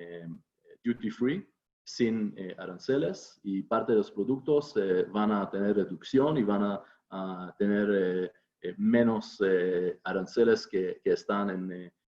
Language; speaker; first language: Spanish; non-native, fluent; Hebrew